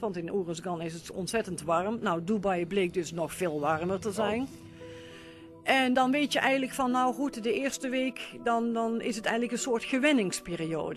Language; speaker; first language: Dutch; native; Dutch